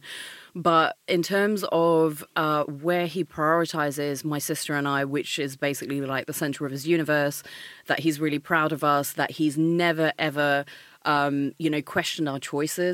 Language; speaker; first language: English; native; English